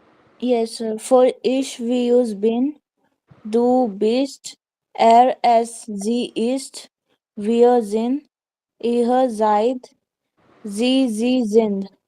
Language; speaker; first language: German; non-native, learner; Hindi